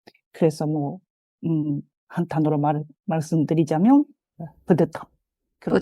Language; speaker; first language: Korean; non-native, fluent; Japanese